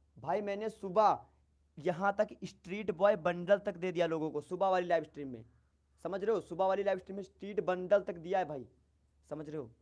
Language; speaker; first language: Hindi; native; Hindi